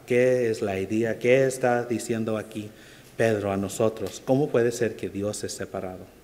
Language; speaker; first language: Spanish; non-native, fluent; English